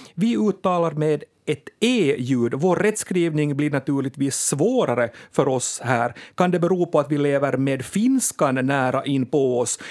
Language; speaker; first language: Swedish; native; Swedish